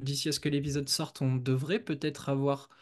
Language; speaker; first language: French; native; French